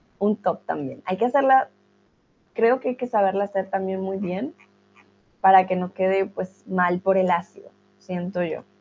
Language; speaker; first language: Spanish; native; Spanish